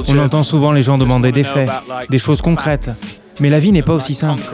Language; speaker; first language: French; non-native, fluent; English